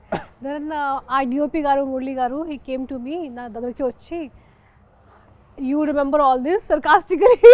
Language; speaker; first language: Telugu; non-native, local second language; Hindi